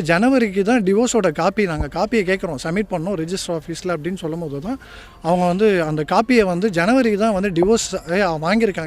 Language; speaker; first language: Tamil; native; Tamil